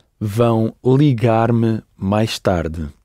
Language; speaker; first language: Portuguese; non-native, learner; English